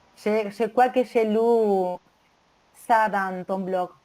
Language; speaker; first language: French; non-native, learner; Spanish